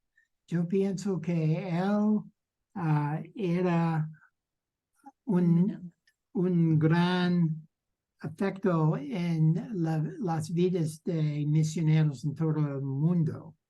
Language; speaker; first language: Spanish; non-native, learner; English